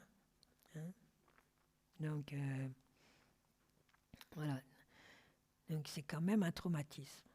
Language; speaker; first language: French; native; French